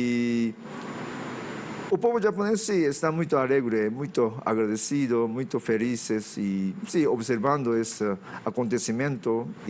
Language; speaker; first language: Portuguese; non-native, fluent; Japanese